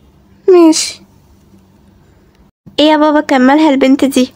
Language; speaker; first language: Arabic; native; Arabic